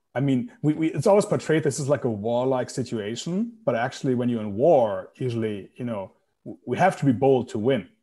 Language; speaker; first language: English; non-native, fluent; German